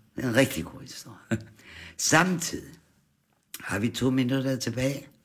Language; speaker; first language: Danish; non-native, fluent; German